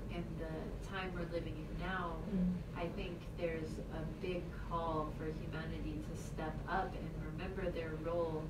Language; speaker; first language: English; native; English